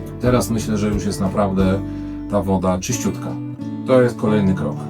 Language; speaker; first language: Polish; native; Polish